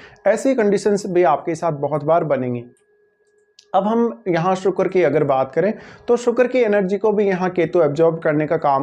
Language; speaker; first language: Hindi; native; Hindi